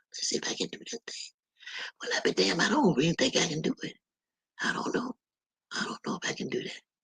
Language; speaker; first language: English; native; English